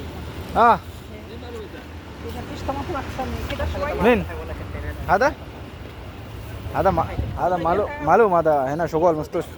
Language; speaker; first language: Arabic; non-native, learner; Bangla